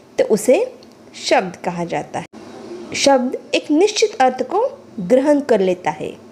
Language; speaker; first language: Hindi; non-native, local second language; Marathi